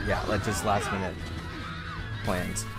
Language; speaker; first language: English; native; English